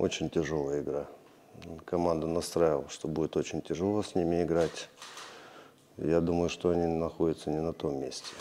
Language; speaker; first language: Russian; native; Russian